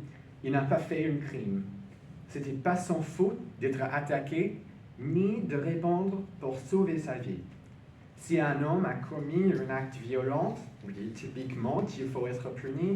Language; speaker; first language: French; non-native, learner; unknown